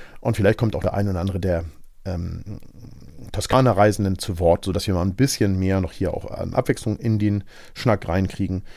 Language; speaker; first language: German; native; German